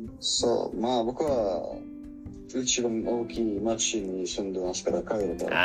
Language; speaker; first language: Japanese; non-native, learner; Arabic